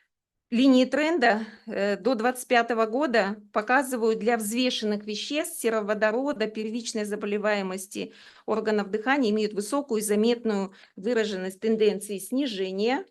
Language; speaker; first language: Russian; native; Russian